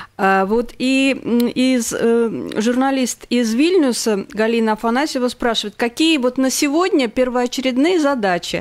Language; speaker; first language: Russian; native; Russian